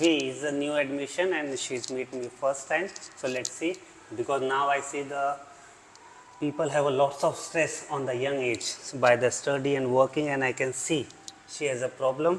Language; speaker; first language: English; non-native, learner; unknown